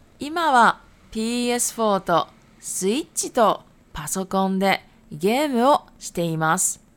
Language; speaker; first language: Japanese; non-native, fluent; Chinese